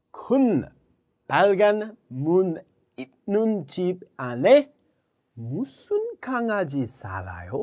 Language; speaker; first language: Korean; non-native, learner; English